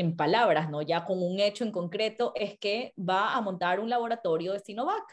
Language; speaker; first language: Spanish; native; Spanish